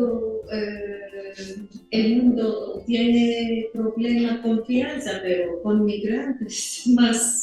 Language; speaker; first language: Spanish; non-native, learner; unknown